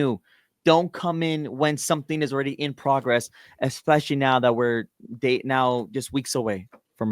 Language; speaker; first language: English; native; English